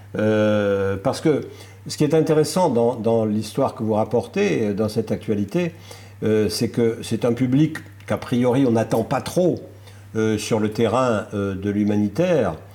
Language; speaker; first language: French; native; French